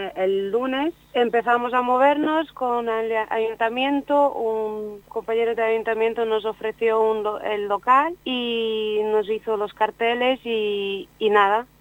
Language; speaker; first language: Spanish; non-native, fluent; Ukrainian